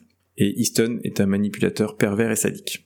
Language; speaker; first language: French; native; French